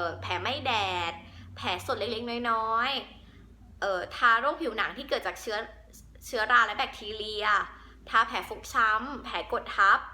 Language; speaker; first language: Thai; native; Thai